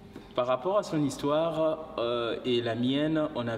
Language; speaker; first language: French; non-native, local second language; Lingala